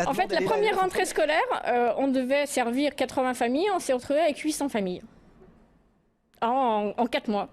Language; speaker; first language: French; native; French